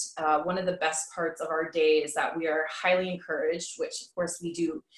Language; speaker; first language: English; native; English